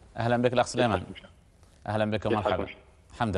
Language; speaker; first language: Arabic; native; Arabic